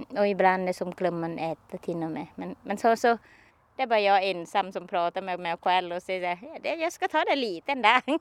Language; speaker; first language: Swedish; non-native, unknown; Thai